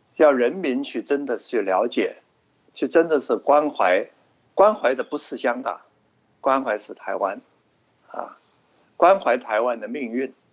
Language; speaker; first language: Chinese; non-native, local second language; Cantonese